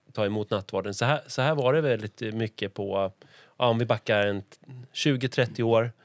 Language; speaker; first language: Swedish; native; Swedish